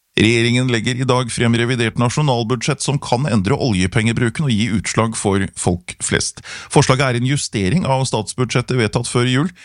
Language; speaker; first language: Norwegian; native; Norwegian